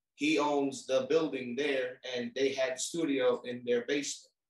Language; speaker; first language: English; native; English